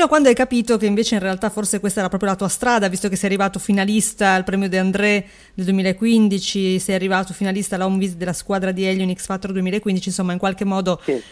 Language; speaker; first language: Italian; native; Italian